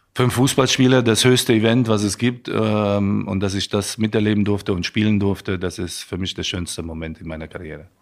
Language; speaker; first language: German; native; German